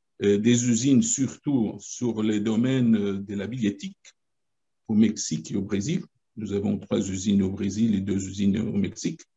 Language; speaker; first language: French; non-native, fluent; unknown